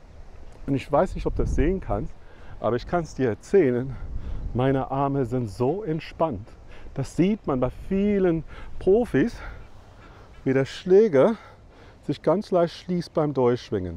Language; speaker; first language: German; non-native, fluent; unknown